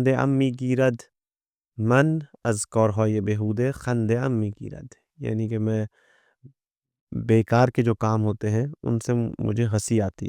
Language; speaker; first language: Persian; non-native, fluent; Urdu